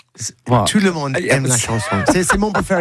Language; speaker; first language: French; non-native, learner; English